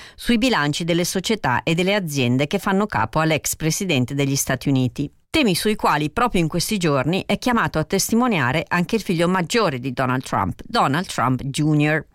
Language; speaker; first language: Italian; native; Italian